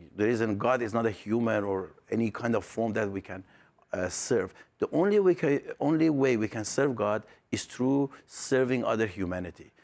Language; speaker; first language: English; non-native, fluent; Persian